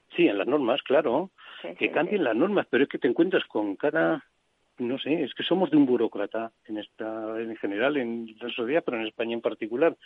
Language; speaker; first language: Spanish; native; Spanish